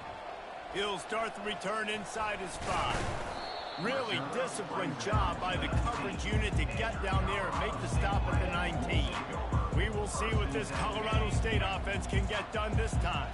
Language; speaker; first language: English; native; English